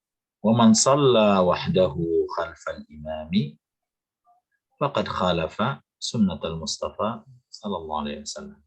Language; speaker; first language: Arabic; non-native, fluent; Indonesian